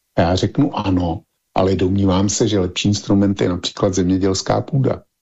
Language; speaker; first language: Czech; native; Czech